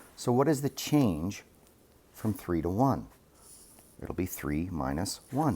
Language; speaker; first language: English; native; English